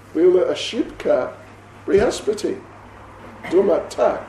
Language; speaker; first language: Russian; non-native, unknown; English